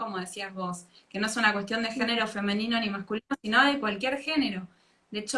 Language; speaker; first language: Spanish; native; Spanish